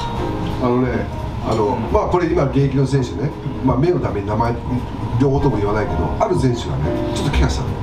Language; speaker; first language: Japanese; native; Japanese